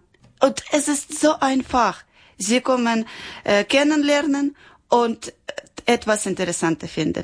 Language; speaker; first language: German; non-native, learner; Ukrainian